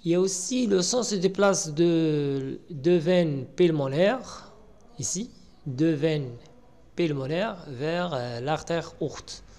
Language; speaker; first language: French; non-native, local second language; Arabic